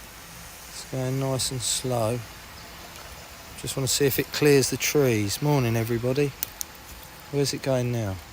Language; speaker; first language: English; native; English